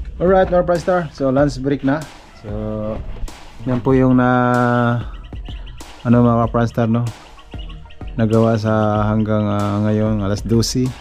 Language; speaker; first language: Filipino; non-native, local second language; Cebuano